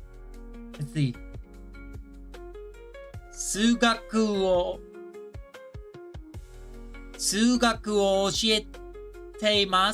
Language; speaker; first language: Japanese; non-native, learner; English